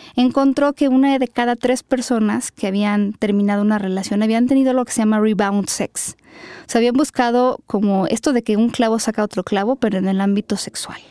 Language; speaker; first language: Spanish; native; Spanish